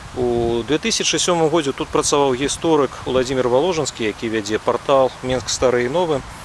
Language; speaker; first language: Belarusian; native; Belarusian